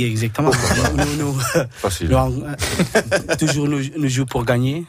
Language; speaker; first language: French; non-native, learner; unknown